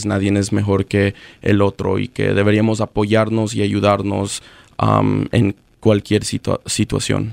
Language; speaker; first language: Spanish; early bilingual, other home language; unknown